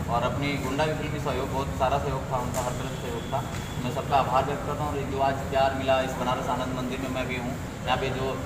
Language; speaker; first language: Hindi; native; Hindi